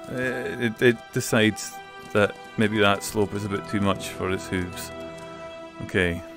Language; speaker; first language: English; native; English